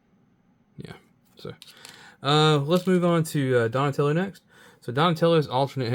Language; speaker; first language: English; native; English